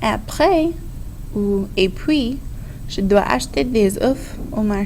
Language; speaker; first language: French; non-native, fluent; English